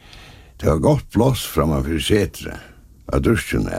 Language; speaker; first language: Danish; non-native, local second language; Faroese